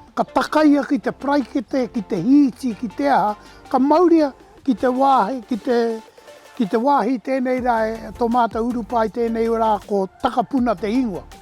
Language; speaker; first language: Māori; native; Māori